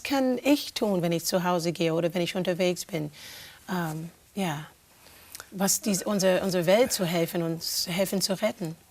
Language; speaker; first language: German; non-native, fluent; English